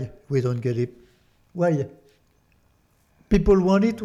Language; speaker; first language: English; non-native, fluent; French